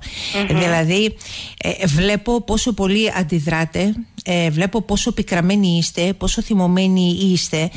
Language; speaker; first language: Greek; native; Greek